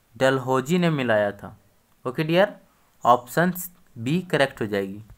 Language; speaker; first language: Hindi; native; Hindi